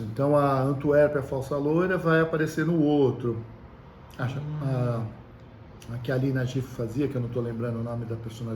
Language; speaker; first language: Portuguese; native; Portuguese